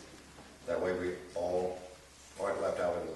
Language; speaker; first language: English; native; English